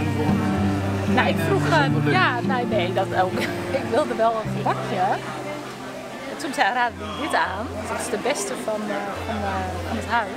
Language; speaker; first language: Dutch; native; Dutch